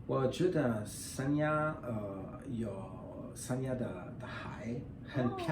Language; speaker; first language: Chinese; non-native, learner; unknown